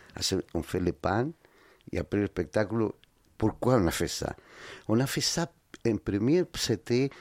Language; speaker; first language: French; non-native, learner; Spanish